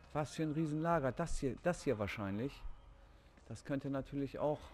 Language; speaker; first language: German; native; German